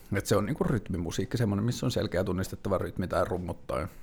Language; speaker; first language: Finnish; native; Finnish